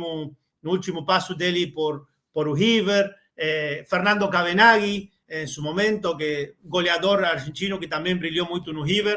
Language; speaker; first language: Portuguese; non-native, learner; Spanish